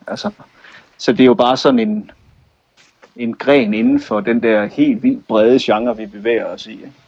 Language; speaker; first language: Danish; native; Danish